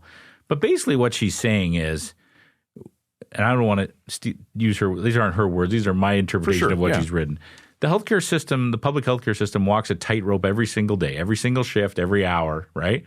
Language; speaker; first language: English; native; English